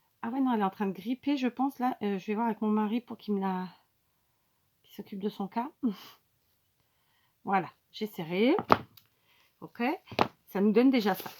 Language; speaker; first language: French; native; French